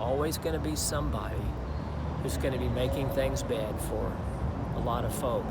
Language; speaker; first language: English; native; English